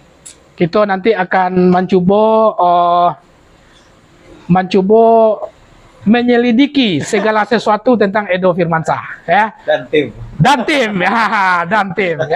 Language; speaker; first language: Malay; non-native, local second language; Minangkabau